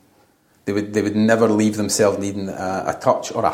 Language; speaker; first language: English; native; English